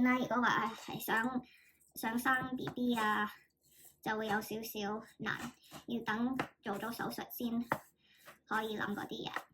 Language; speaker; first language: Cantonese; early bilingual, heritage; Cantonese